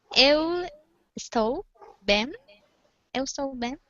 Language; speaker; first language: Portuguese; non-native, learner; Spanish